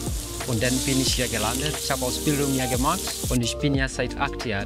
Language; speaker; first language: German; non-native, learner; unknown